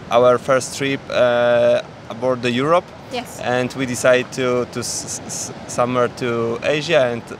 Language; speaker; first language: English; non-native, learner; Polish